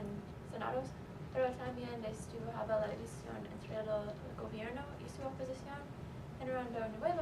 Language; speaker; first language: Spanish; non-native, learner; English